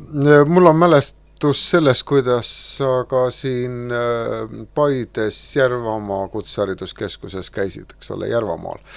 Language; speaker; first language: Estonian; native; Estonian